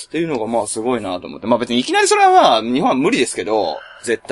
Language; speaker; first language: Japanese; native; Japanese